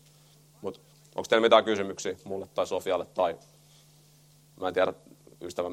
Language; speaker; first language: Finnish; native; Finnish